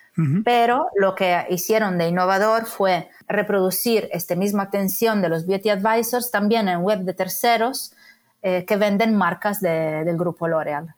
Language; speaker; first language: Spanish; non-native, fluent; Italian